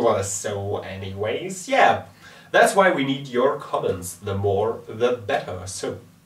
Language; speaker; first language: English; non-native, fluent; German